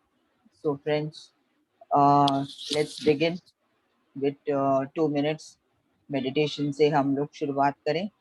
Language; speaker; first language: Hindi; native; Hindi